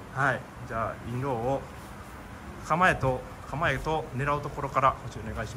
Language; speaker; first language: Japanese; native; Japanese